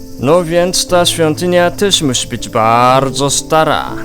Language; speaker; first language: Polish; non-native, learner; Japanese